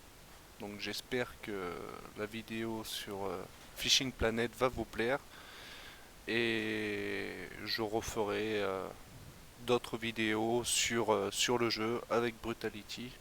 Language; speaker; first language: French; native; French